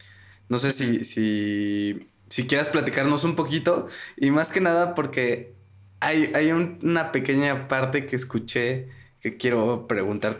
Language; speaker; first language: Spanish; native; Spanish